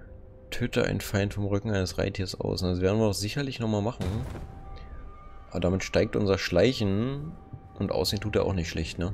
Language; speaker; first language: German; native; German